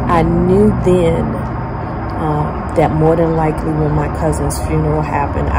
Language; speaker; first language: English; native; English